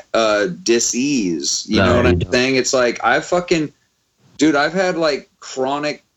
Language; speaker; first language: English; native; English